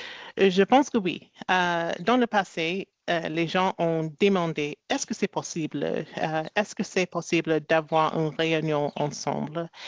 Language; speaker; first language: French; non-native, learner; English